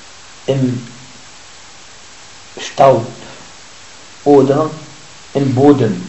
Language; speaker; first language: German; non-native, fluent; Arabic